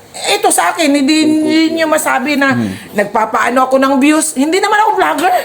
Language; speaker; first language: Filipino; non-native, local second language; Cebuano